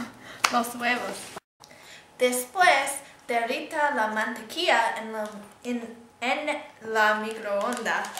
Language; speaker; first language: Spanish; non-native, learner; English